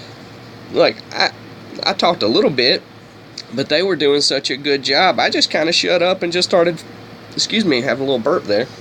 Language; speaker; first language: English; native; English